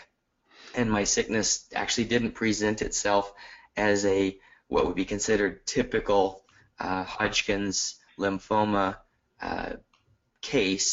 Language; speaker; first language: English; native; English